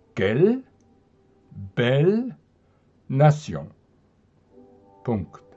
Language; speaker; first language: French; non-native, fluent; German